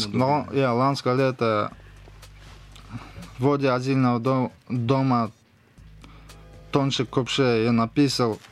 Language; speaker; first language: Slovenian; non-native, learner; Russian